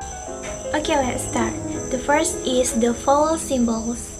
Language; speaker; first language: English; non-native, learner; Indonesian